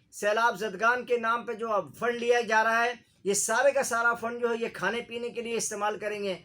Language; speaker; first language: Urdu; native; Urdu